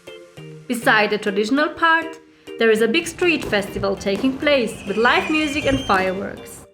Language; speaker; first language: English; non-native, fluent; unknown